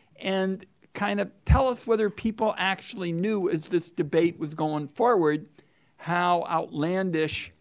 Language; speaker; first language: English; native; English